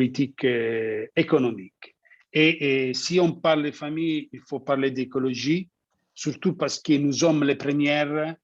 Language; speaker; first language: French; non-native, fluent; Italian